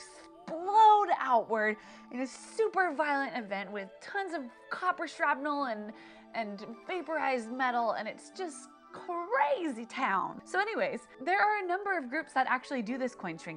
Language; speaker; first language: English; native; English